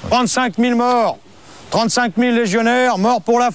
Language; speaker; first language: French; native; French